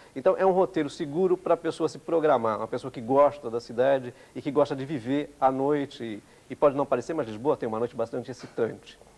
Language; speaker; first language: Portuguese; early bilingual, other home language; Italian